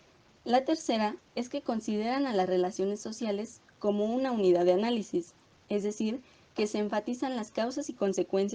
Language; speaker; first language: Spanish; native; Spanish